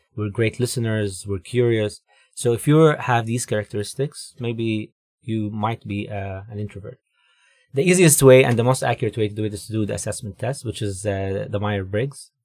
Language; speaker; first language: English; non-native, fluent; Arabic